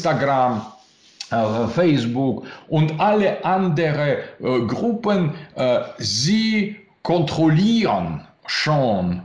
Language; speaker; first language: German; non-native, learner; Russian